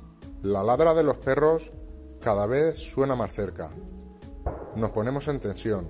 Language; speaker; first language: Spanish; native; Spanish